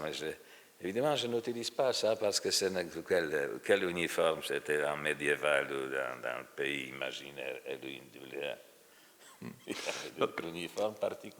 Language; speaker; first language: French; non-native, fluent; Polish